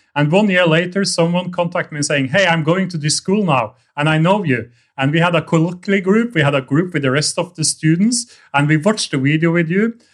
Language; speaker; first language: English; non-native, fluent; Norwegian